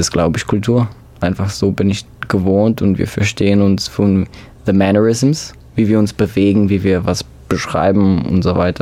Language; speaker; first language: German; non-native, fluent; English